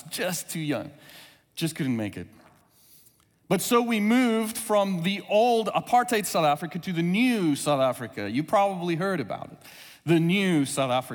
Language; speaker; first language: English; non-native, local second language; Afrikaans